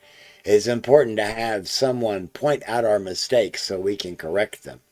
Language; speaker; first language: English; native; English